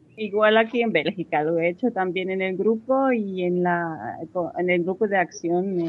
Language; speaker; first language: Spanish; non-native, fluent; French